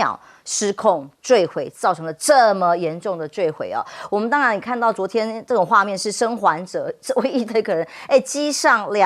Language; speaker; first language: Chinese; native; Chinese